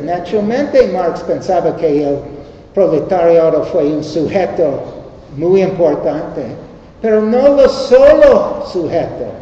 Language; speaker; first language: Spanish; non-native, learner; English